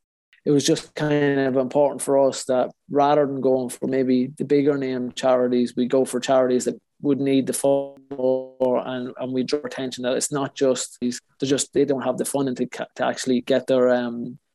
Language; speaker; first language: English; native; English